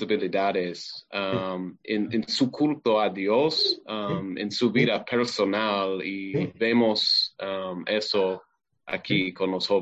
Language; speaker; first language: Spanish; non-native, learner; English